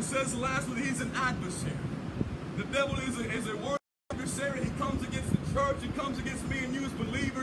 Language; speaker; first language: English; native; English